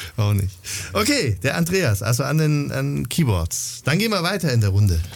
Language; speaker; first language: German; native; German